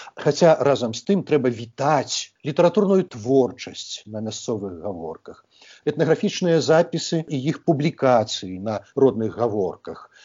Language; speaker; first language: Belarusian; native; Belarusian